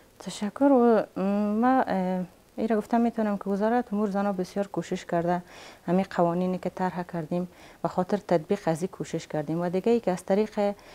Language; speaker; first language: Persian; native; Persian